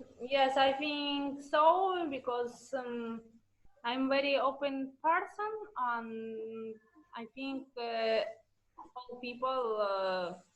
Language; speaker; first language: English; non-native, learner; Russian